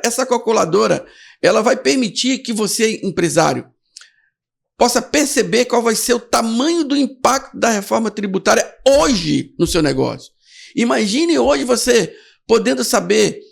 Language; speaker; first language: Portuguese; native; Portuguese